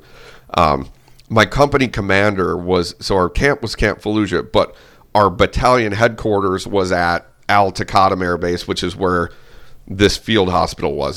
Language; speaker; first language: English; native; English